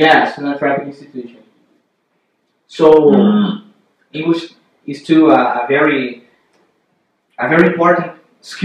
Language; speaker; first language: English; non-native, learner; Portuguese